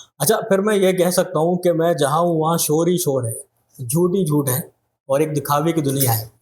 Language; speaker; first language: Urdu; native; Urdu